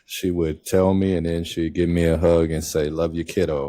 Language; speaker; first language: English; native; English